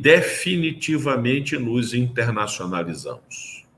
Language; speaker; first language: Portuguese; native; Portuguese